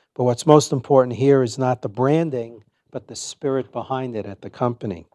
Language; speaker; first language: English; native; English